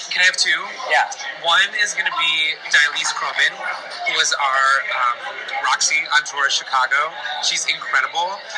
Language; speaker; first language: English; early bilingual, other home language; Polish